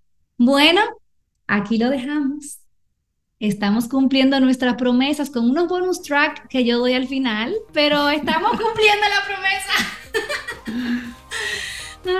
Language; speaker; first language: Spanish; native; Spanish